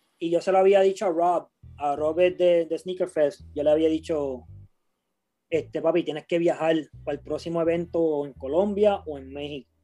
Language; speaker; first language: Spanish; native; Spanish